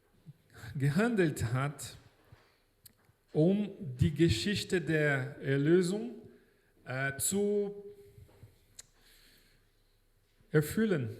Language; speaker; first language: German; non-native, fluent; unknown